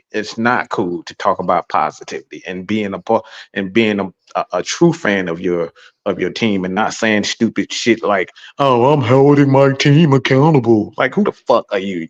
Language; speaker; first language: English; native; English